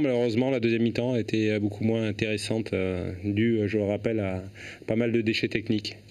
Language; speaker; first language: French; native; French